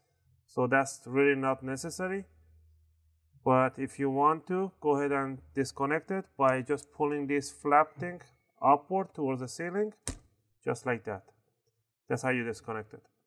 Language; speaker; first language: English; non-native, fluent; Spanish